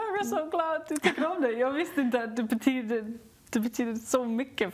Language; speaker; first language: Swedish; non-native, learner; English